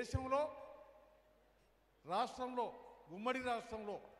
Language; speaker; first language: Telugu; native; Telugu